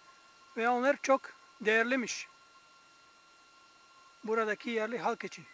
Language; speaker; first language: Turkish; non-native, fluent; English